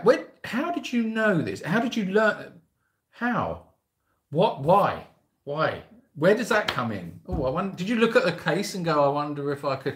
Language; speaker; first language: English; native; English